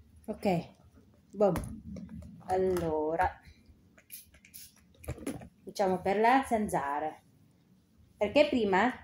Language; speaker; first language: Italian; non-native, learner; Filipino